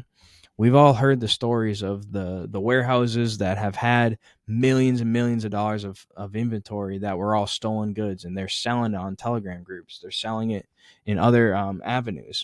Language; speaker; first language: English; native; English